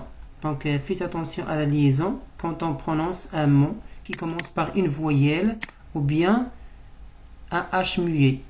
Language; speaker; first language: French; non-native, local second language; Arabic